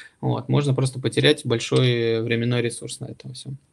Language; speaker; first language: Russian; native; Russian